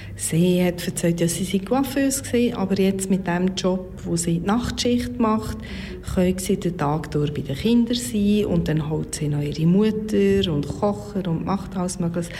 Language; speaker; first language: German; non-native, local second language; French